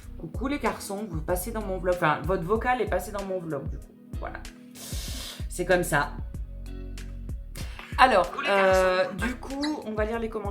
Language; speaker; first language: French; native; French